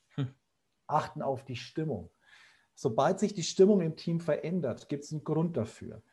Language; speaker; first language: German; native; German